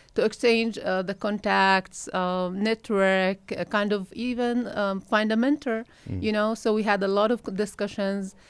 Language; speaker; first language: English; non-native, fluent; Arabic